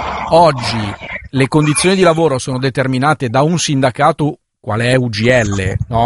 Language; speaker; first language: Italian; native; Italian